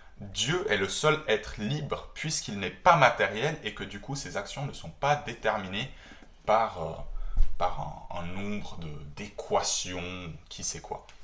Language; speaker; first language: French; native; French